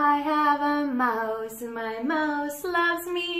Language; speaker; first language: English; native; English